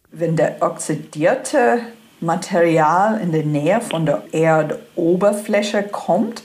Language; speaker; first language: German; non-native, fluent; English